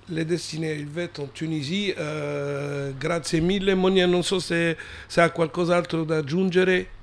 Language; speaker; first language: Italian; non-native, fluent; Arabic